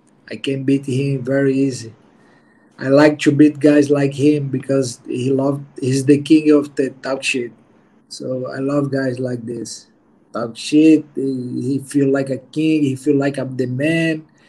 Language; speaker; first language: English; non-native, learner; Portuguese